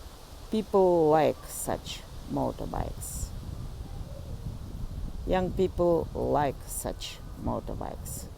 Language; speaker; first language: English; non-native, learner; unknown